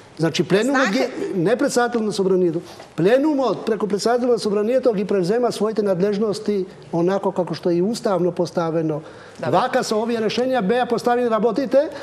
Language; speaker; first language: Macedonian; non-native, local second language; Albanian